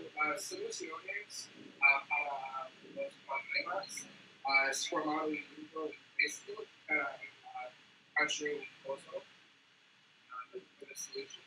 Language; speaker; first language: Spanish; non-native, learner; English